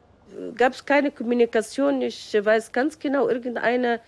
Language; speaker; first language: German; non-native, fluent; Arabic